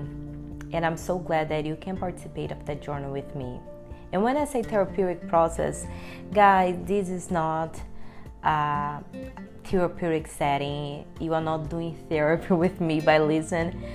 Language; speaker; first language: English; non-native, fluent; Portuguese